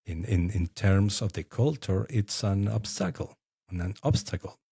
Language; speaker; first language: English; non-native, fluent; Spanish